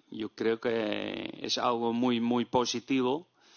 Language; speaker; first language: Spanish; non-native, fluent; Dutch